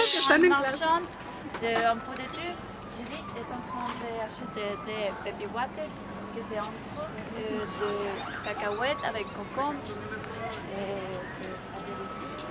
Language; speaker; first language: French; non-native, learner; Spanish